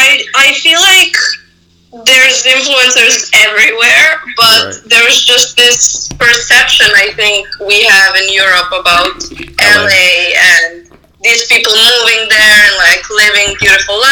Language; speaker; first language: English; non-native, fluent; Serbian